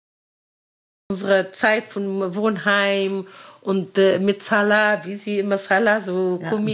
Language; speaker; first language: German; non-native, learner; Arabic